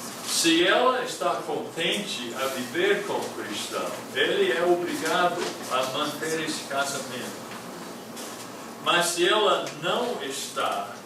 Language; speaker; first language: Portuguese; non-native, fluent; English